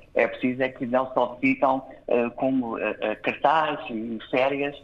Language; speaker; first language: Portuguese; early bilingual, heritage; English